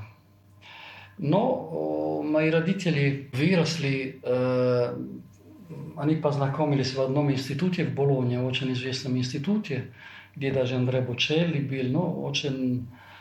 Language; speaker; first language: Russian; non-native, fluent; Italian